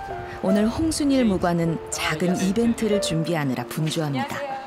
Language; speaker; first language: Korean; native; Korean